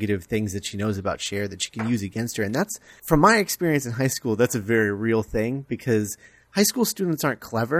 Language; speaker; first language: English; native; English